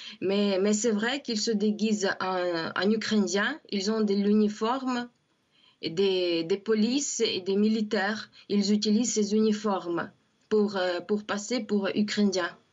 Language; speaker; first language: French; non-native, fluent; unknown